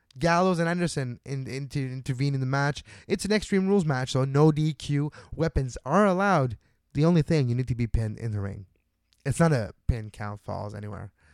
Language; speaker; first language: English; non-native, local second language; French